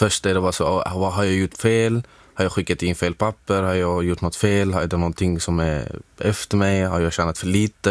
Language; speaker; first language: Swedish; non-native, fluent; Arabic